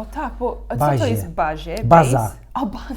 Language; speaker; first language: Polish; non-native, learner; English